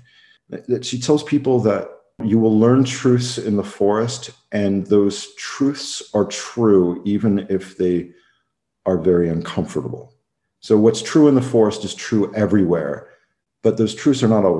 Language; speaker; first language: English; native; English